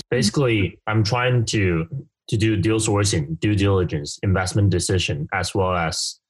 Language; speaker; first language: English; non-native, fluent; Chinese